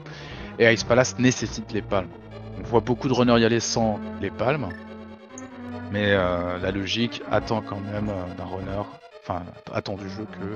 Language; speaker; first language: French; native; French